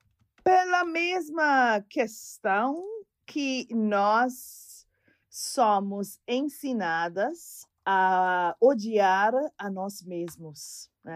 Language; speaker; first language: Portuguese; non-native, fluent; English